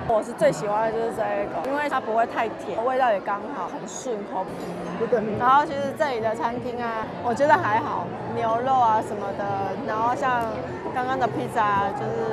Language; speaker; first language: Spanish; non-native, learner; Chinese